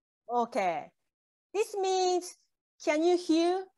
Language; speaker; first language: English; non-native, learner; Japanese